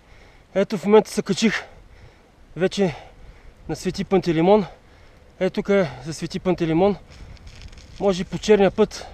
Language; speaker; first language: Bulgarian; native; Bulgarian